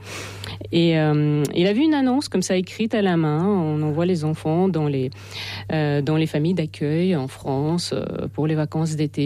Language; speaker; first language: French; non-native, fluent; Russian